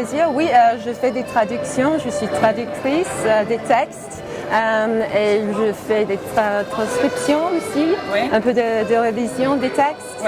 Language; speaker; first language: French; non-native, fluent; English